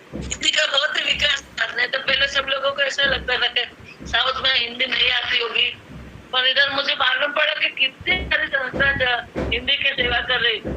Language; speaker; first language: Hindi; non-native, local second language; Gujarati